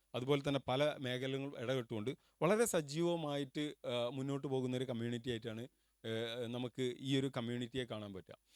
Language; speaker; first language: Malayalam; native; Malayalam